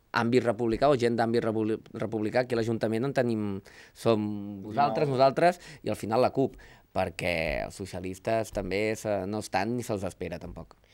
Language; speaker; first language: Catalan; native; Catalan